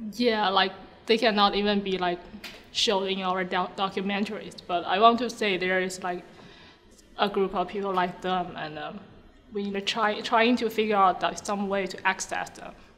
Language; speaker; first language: English; non-native, fluent; Chinese